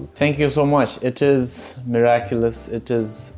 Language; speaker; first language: English; non-native, fluent; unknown